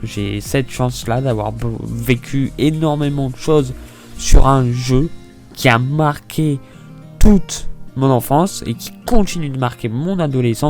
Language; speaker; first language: French; native; French